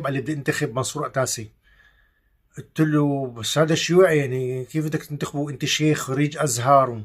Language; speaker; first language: Arabic; native; Arabic